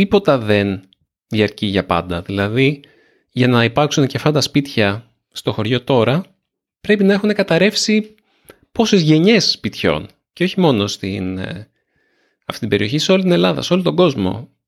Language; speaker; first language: Greek; native; Greek